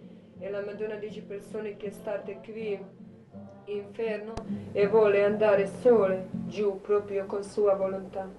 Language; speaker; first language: Italian; non-native, learner; Croatian